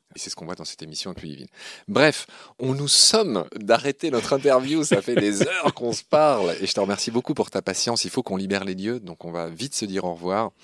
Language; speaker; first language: French; native; French